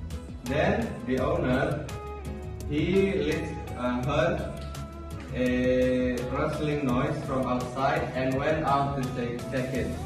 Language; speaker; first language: English; non-native, learner; Indonesian